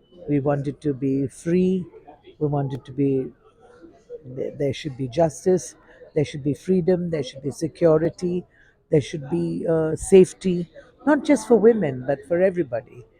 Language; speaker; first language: English; non-native, local second language; Tamil